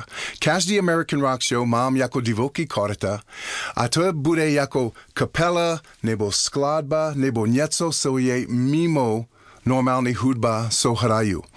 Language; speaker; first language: Czech; non-native, learner; English